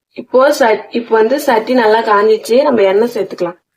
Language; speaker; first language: Tamil; native; Tamil